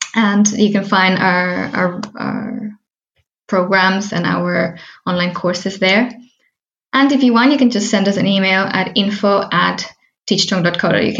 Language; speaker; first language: English; early bilingual, heritage; Spanish